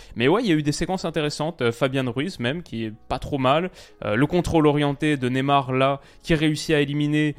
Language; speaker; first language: French; native; French